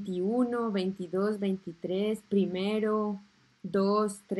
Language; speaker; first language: Spanish; non-native, fluent; French